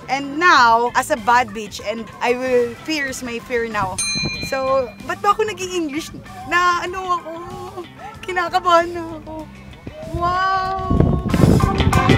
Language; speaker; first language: Filipino; native; Filipino